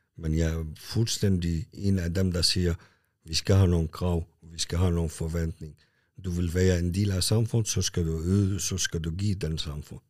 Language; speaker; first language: Danish; non-native, fluent; Arabic